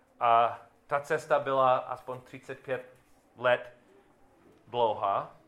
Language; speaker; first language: Czech; non-native, learner; English